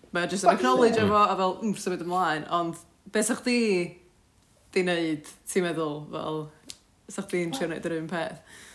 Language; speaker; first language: Welsh; native; Welsh